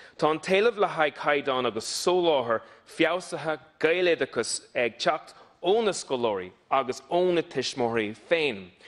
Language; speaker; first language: Irish; non-native, local second language; English